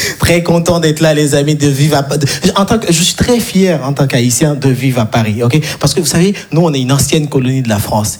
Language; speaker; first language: French; non-native, local second language; Haitian Creole